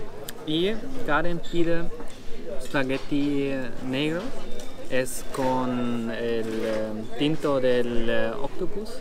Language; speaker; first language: Spanish; non-native, learner; German